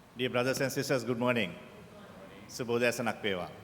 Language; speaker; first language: English; non-native, local second language; Sinhala